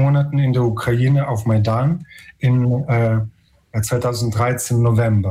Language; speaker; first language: German; non-native, fluent; Ukrainian